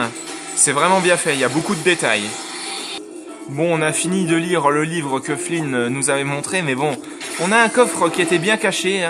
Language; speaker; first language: French; native; French